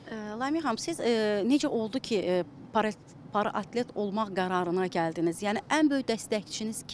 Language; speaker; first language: Azerbaijani; native; Azerbaijani